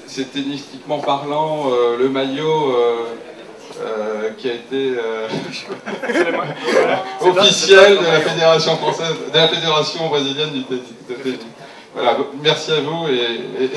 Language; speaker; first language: French; native; French